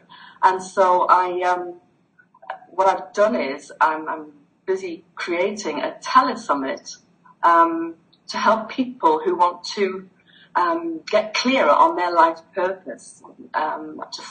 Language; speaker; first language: English; native; English